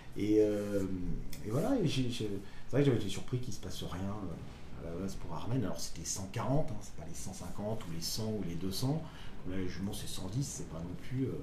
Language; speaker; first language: French; native; French